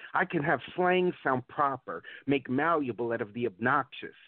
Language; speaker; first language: English; native; English